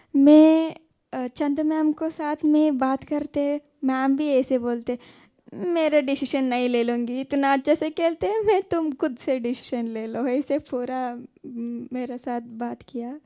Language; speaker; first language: Hindi; non-native, local second language; Kannada